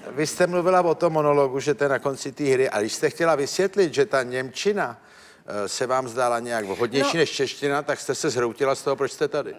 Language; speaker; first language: Czech; native; Czech